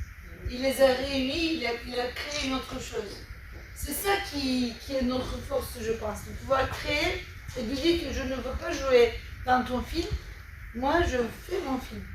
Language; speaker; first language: French; non-native, fluent; Turkish